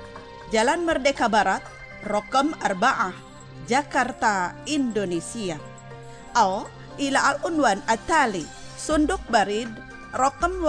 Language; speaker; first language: Arabic; non-native, fluent; Indonesian